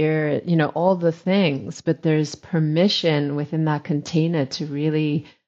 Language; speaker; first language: English; native; English